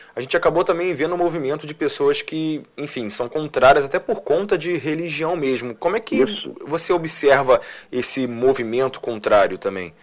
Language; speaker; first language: Portuguese; native; Portuguese